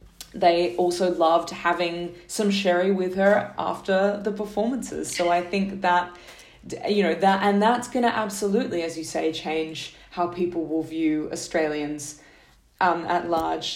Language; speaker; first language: English; native; English